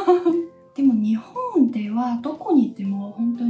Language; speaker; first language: Japanese; non-native, fluent; Chinese